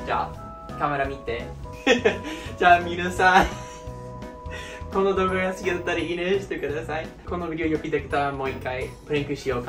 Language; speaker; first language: Japanese; non-native, learner; English